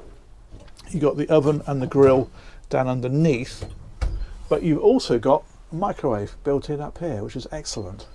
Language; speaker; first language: English; native; English